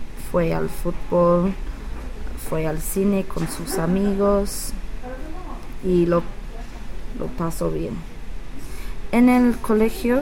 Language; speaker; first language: Spanish; non-native, learner; English